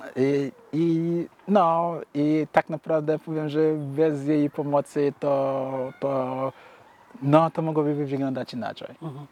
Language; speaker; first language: Polish; non-native, fluent; Yoruba